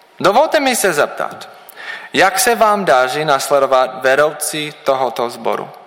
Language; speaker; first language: Czech; non-native, learner; English